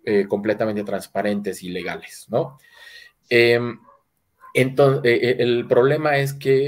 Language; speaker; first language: Spanish; native; Spanish